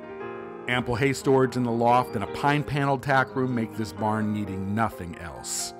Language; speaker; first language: English; native; English